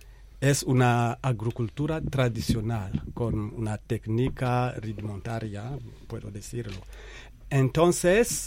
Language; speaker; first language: Spanish; non-native, fluent; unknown